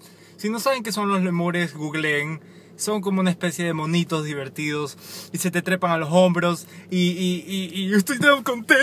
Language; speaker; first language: Spanish; native; Spanish